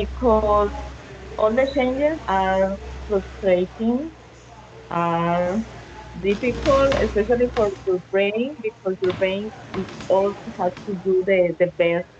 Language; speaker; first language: English; non-native, learner; Spanish